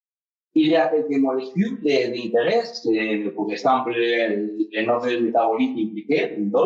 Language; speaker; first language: French; non-native, fluent; Spanish